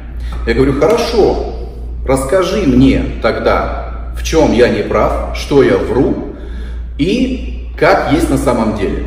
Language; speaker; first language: Russian; native; Russian